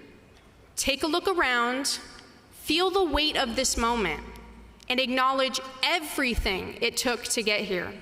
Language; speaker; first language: English; native; English